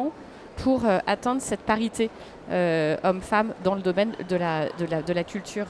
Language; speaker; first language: French; native; French